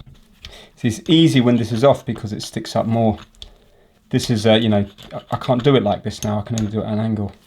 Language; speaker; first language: English; native; English